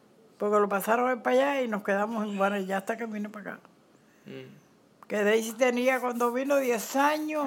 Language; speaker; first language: Spanish; native; Spanish